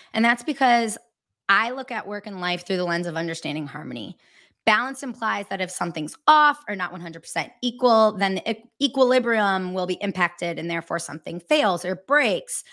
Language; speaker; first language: English; native; English